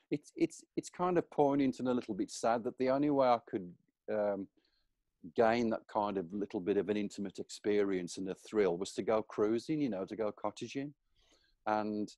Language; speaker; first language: English; native; English